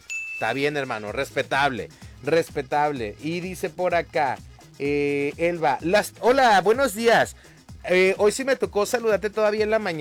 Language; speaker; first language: Spanish; native; Spanish